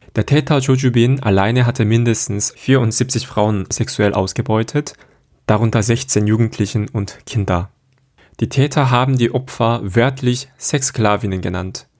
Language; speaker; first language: German; non-native, fluent; Korean